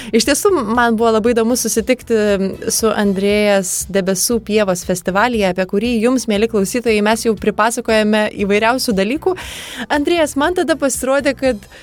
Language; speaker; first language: Lithuanian; native; Lithuanian